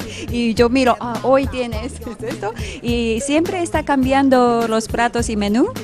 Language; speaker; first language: Spanish; non-native, fluent; Japanese